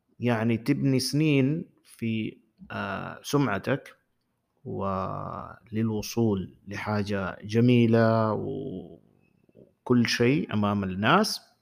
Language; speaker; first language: Arabic; native; Arabic